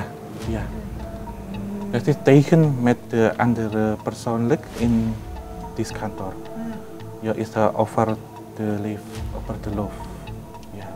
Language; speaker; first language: Dutch; non-native, learner; Indonesian